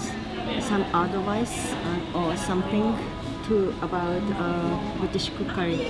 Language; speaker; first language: English; non-native, learner; Japanese